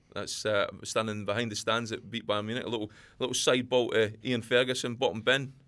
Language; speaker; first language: English; native; English